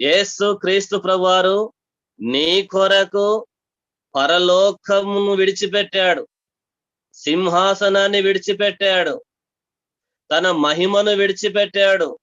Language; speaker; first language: Telugu; non-native, local second language; Tamil